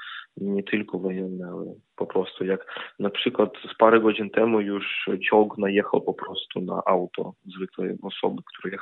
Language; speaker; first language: Polish; non-native, fluent; Ukrainian